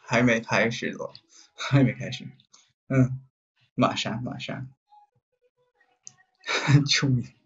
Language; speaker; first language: Chinese; non-native, learner; Japanese